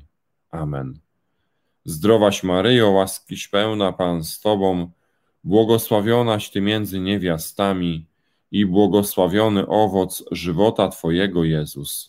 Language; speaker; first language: Polish; native; Polish